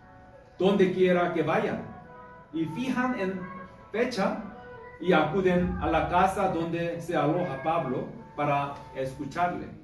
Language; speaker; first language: Spanish; non-native, learner; Korean